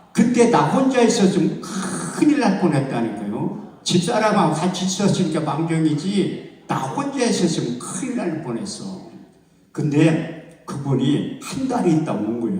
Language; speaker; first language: Korean; native; Korean